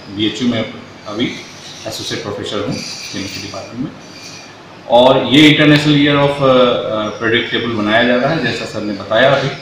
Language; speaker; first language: Hindi; native; Hindi